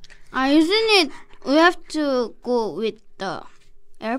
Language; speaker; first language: English; non-native, learner; Korean